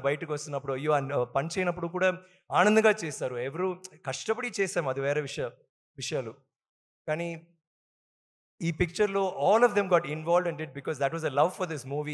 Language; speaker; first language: Telugu; non-native, learner; Tamil